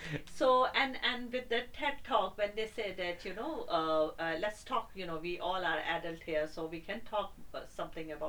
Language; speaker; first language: English; non-native, local second language; Hindi